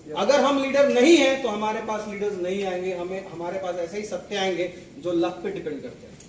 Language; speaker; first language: Hindi; native; Hindi